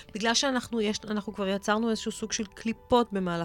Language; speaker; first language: Hebrew; native; Hebrew